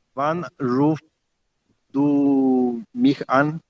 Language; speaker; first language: German; non-native, learner; Spanish